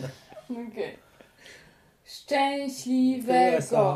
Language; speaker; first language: Polish; non-native, learner; French